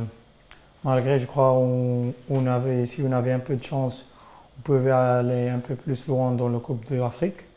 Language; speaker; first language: French; non-native, fluent; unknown